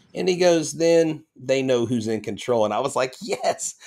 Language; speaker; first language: English; native; English